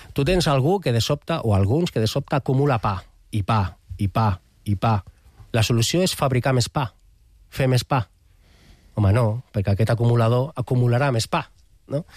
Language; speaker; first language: Catalan; non-native, local second language; Spanish